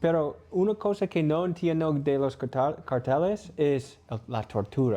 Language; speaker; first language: Spanish; non-native, learner; English